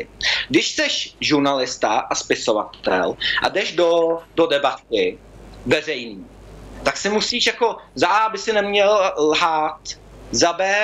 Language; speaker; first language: Czech; early bilingual, heritage; Czech